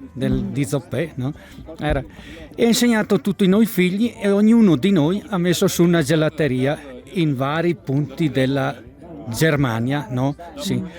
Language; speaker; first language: Italian; native; Italian